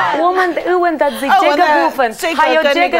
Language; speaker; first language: Chinese; non-native, learner; Russian